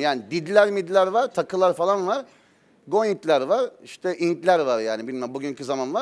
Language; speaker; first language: Turkish; native; Turkish